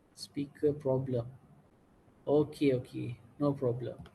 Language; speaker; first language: English; non-native, local second language; Malay